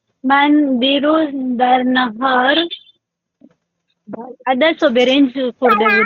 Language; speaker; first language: Persian; non-native, learner; Urdu